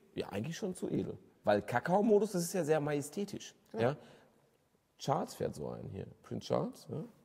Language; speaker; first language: German; native; German